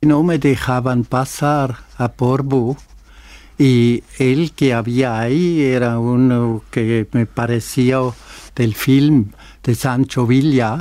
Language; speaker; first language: Spanish; non-native, fluent; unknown